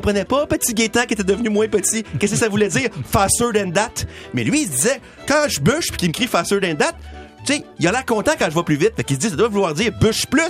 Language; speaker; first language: French; native; French